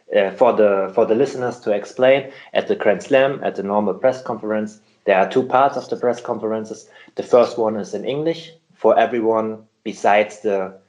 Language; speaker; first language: English; non-native, fluent; German